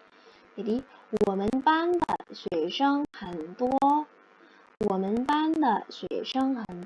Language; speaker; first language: Chinese; non-native, fluent; Indonesian